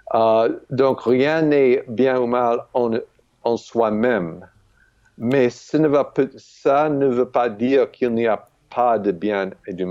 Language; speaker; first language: French; non-native, fluent; English